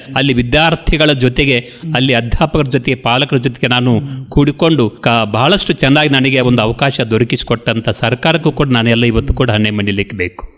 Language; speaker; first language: Kannada; native; Kannada